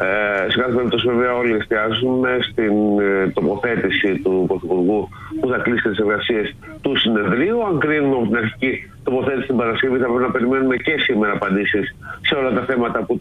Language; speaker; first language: Greek; native; Greek